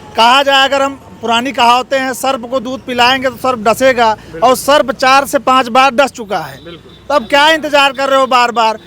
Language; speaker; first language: Hindi; native; Hindi